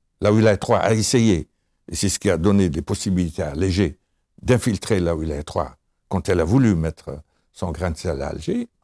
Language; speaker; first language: French; non-native, local second language; Arabic